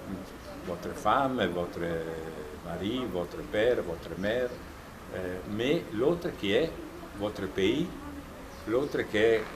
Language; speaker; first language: French; non-native, fluent; Italian